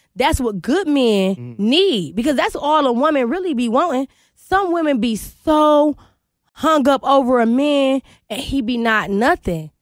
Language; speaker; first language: English; native; English